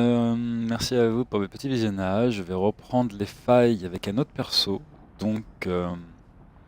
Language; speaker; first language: French; native; French